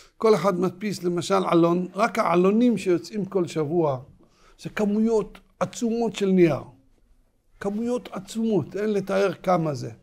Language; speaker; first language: Hebrew; native; Hebrew